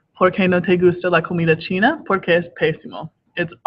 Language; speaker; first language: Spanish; non-native, fluent; English